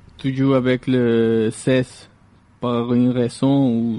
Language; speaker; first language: French; non-native, learner; Galician